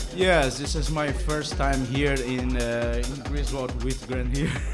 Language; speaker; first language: English; non-native, learner; Portuguese